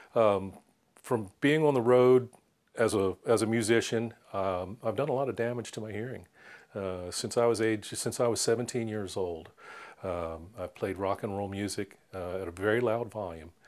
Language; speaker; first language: English; native; English